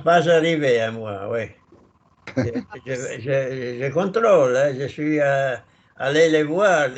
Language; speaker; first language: French; non-native, learner; Italian